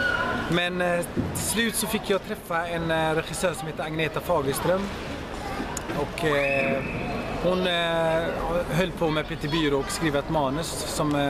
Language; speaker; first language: Swedish; early bilingual, other home language; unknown